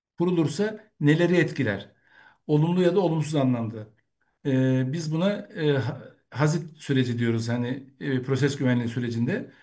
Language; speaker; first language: Turkish; native; Turkish